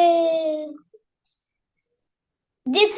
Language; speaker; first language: French; non-native, learner; Arabic